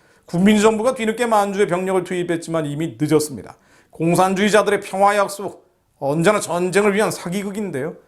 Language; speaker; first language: Korean; native; Korean